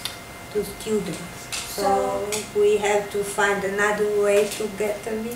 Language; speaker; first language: English; non-native, fluent; Italian